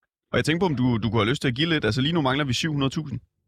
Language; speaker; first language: Danish; native; Danish